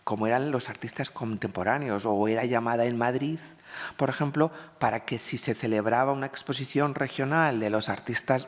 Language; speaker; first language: Spanish; native; Spanish